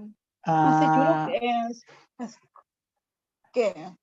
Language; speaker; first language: Spanish; non-native, learner; Indonesian